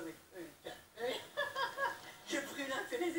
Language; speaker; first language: French; native; French